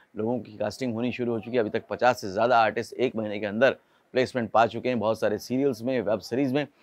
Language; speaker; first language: Hindi; native; Hindi